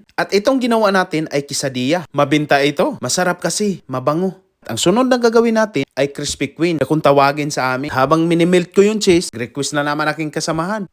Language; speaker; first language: Filipino; non-native, local second language; Cebuano